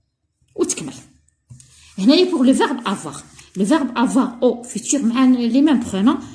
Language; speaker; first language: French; non-native, local second language; Arabic